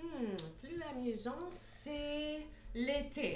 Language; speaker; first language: French; non-native, fluent; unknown